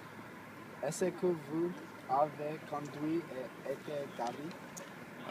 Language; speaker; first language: French; non-native, learner; English